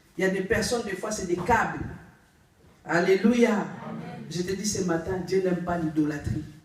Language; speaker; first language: French; non-native, local second language; Lingala